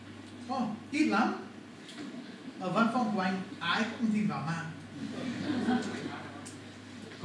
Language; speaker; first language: Vietnamese; non-native, fluent; English